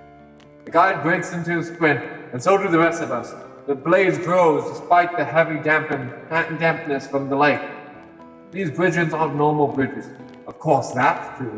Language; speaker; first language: English; native; English